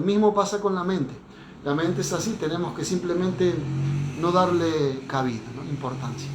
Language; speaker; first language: Spanish; native; Spanish